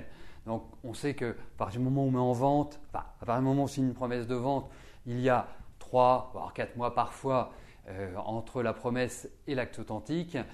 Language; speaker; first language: French; native; French